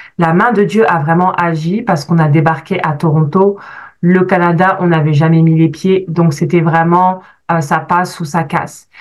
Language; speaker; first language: French; native; French